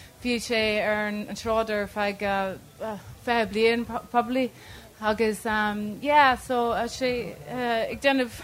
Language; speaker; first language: Irish; non-native, local second language; English